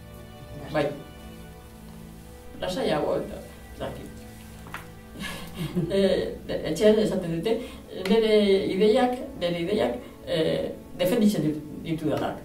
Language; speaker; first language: Basque; non-native, learner; Spanish